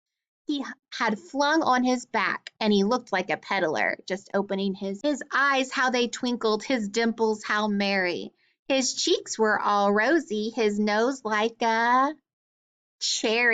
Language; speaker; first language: English; native; English